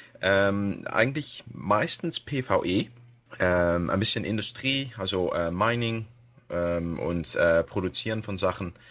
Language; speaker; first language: German; early bilingual, heritage; Dutch